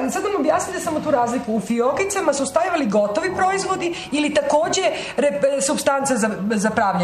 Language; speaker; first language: Serbian; native; Serbian